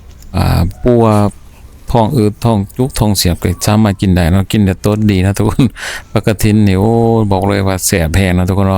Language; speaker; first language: Thai; non-native, local second language; Northeastern Thai